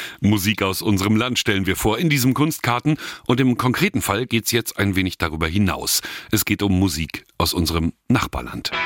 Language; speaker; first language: German; native; German